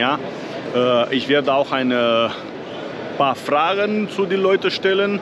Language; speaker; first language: German; non-native, fluent; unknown